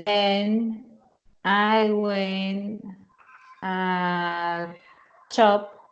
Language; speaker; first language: English; non-native, learner; Spanish